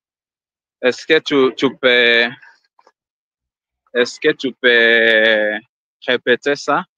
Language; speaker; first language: French; non-native, learner; Swahili